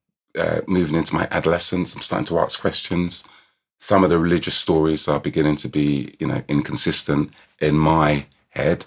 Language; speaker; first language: English; native; English